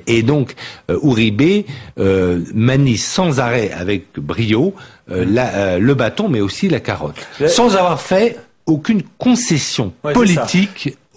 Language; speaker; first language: French; native; French